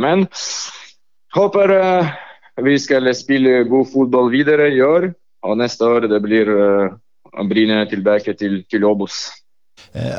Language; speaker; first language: Norwegian; non-native, learner; Lithuanian